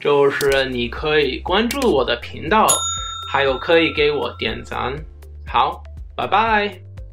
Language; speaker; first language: Chinese; non-native, fluent; English